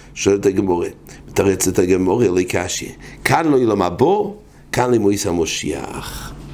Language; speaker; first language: Hebrew; non-native, fluent; English